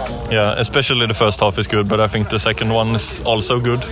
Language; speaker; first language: English; non-native, fluent; Swedish